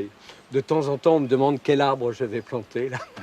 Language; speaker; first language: French; native; French